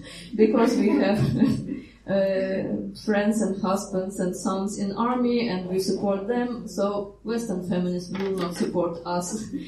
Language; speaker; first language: English; non-native, fluent; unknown